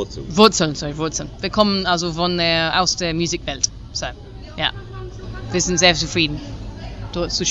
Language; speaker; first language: German; non-native, fluent; English